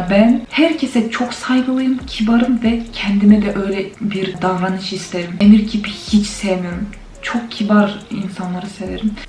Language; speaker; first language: Turkish; non-native, fluent; Kyrgyz